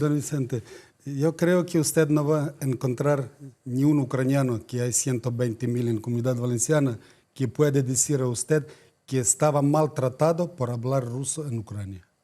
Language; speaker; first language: Spanish; non-native, fluent; Ukrainian